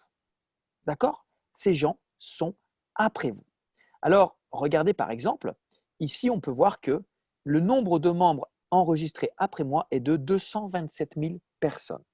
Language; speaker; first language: French; native; French